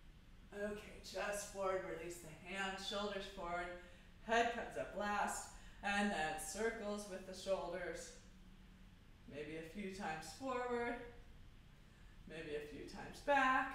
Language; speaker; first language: English; native; English